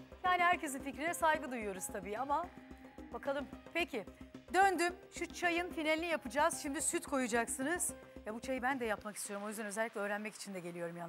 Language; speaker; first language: Turkish; native; Turkish